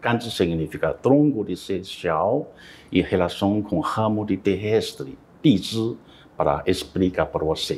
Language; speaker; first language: Portuguese; non-native, learner; Chinese